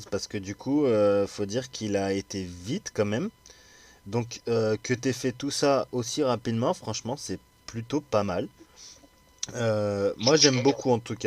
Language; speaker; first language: French; native; French